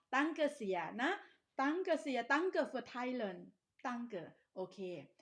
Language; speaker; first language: German; non-native, learner; Thai